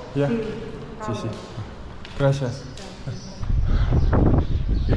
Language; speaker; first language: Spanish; non-native, learner; Korean